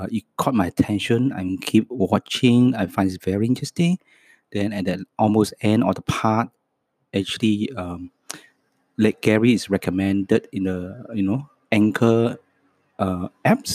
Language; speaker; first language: English; non-native, local second language; Cantonese